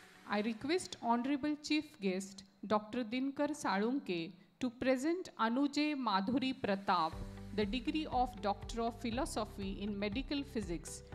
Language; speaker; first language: English; non-native, local second language; Marathi